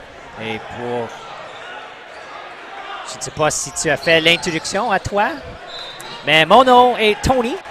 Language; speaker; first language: French; non-native, local second language; English